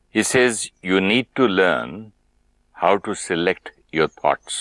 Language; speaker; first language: English; non-native, local second language; Hindi